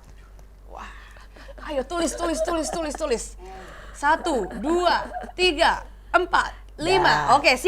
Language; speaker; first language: Indonesian; native; Indonesian